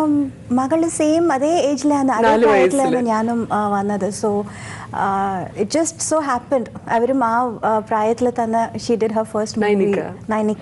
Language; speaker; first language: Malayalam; non-native, local second language; Tamil